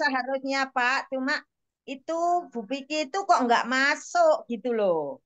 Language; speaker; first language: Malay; non-native, local second language; Javanese